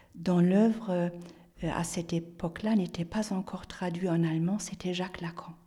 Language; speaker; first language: French; non-native, fluent; German